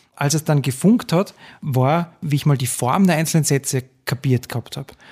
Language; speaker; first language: German; native; German